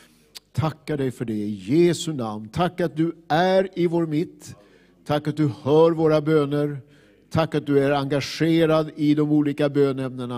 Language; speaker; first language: Swedish; native; Swedish